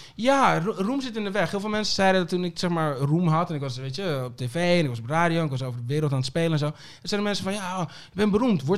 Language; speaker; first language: Dutch; early bilingual, other home language; Papiamento